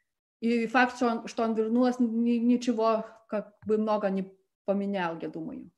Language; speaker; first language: Russian; non-native, fluent; Lithuanian